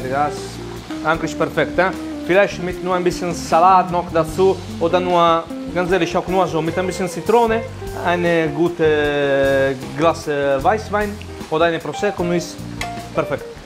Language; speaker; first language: German; non-native, learner; Italian